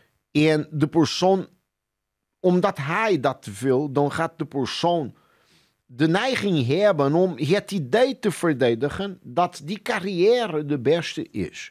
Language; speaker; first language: Dutch; non-native, fluent; Portuguese